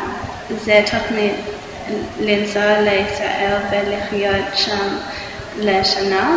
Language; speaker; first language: Hebrew; non-native, learner; English